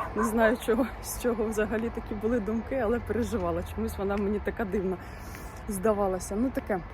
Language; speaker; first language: Ukrainian; native; Ukrainian